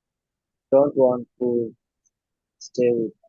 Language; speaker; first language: English; non-native, learner; Bangla